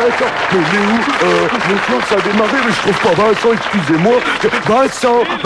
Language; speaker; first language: French; native; French